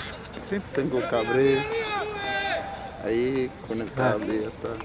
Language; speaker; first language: Spanish; non-native, learner; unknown